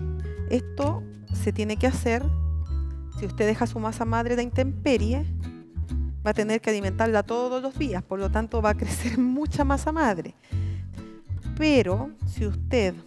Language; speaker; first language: Spanish; native; Spanish